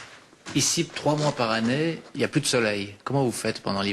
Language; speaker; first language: French; native; French